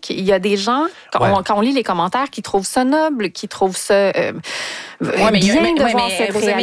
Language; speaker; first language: French; native; French